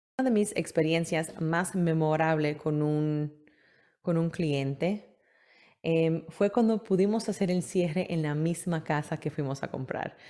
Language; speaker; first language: Spanish; early bilingual, heritage; Spanish